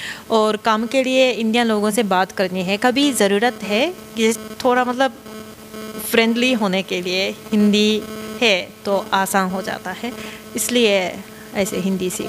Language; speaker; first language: Hindi; non-native, fluent; Japanese